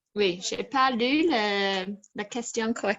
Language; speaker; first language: French; non-native, learner; English